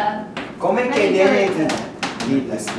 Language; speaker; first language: Italian; non-native, learner; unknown